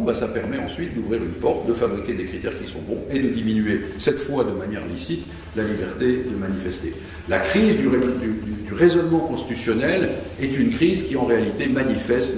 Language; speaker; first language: French; native; French